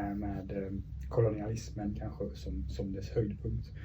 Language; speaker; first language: Swedish; early bilingual, other home language; Persian